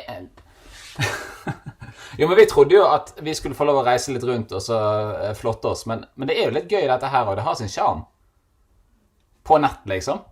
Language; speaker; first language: Norwegian; native; Norwegian